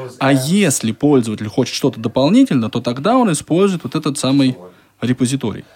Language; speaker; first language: Russian; native; Russian